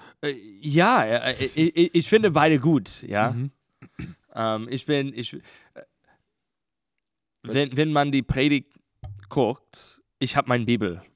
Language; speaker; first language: German; non-native, learner; English